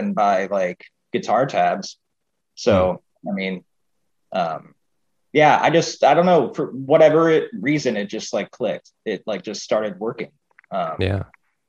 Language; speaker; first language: English; native; English